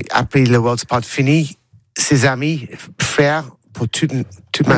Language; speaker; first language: French; non-native, learner; English